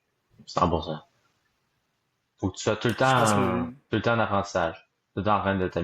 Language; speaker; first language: French; native; French